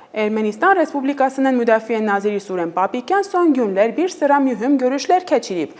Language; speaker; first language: Azerbaijani; non-native, fluent; Armenian